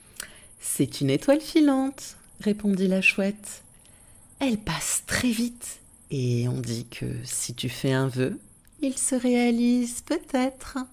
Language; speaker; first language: French; native; French